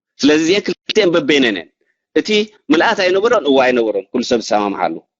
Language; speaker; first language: Tigrinya; native; Tigrinya